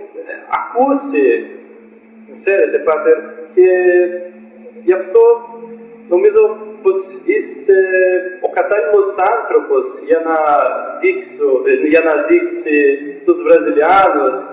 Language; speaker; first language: Greek; non-native, fluent; Portuguese